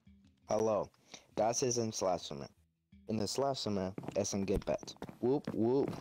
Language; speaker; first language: German; non-native, learner; English